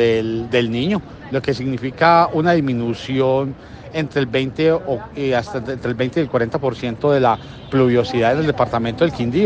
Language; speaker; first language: Spanish; native; Spanish